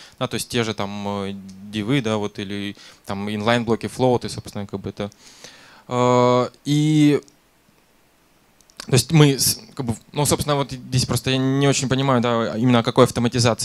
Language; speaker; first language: Russian; native; Russian